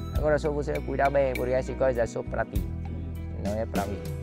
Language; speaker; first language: Portuguese; non-native, learner; Vietnamese